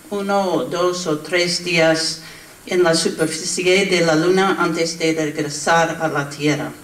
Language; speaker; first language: Spanish; non-native, learner; English